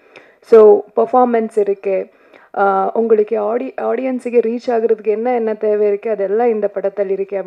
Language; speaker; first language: Tamil; non-native, learner; Kannada